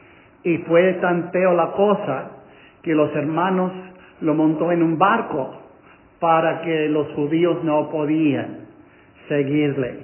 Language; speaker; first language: Spanish; non-native, fluent; English